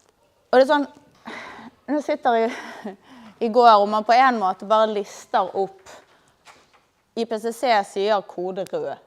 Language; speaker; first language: Norwegian; native; Norwegian